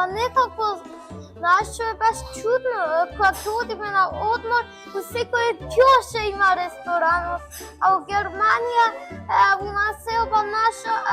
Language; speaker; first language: Macedonian; early bilingual, heritage; Macedonian